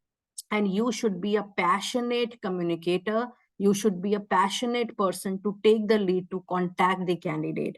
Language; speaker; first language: English; non-native, local second language; Hindi